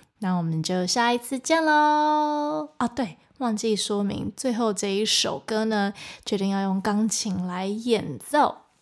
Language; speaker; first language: Chinese; native; Chinese